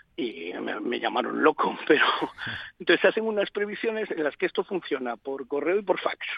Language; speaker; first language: Spanish; native; Spanish